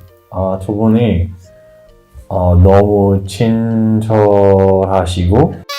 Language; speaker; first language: Korean; non-native, fluent; English